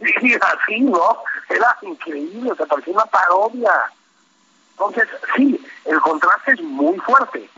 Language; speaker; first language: Spanish; native; Spanish